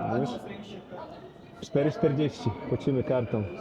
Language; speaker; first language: Polish; native; Polish